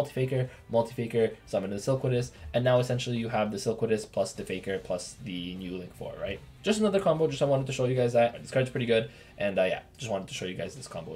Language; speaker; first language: English; native; English